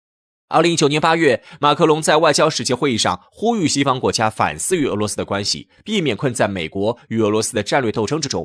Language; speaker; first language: Chinese; native; Chinese